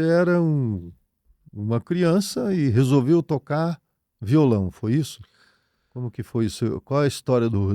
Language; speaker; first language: Portuguese; native; Portuguese